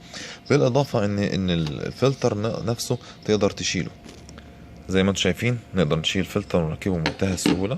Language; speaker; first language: Arabic; native; Arabic